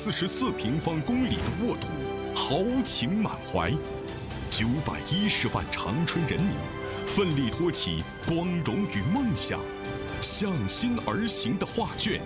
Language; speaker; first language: Chinese; native; Chinese